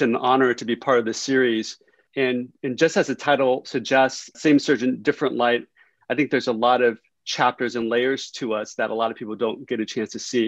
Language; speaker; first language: English; early bilingual, other home language; Vietnamese